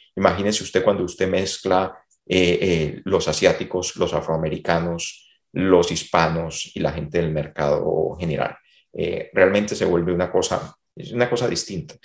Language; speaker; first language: Spanish; native; Spanish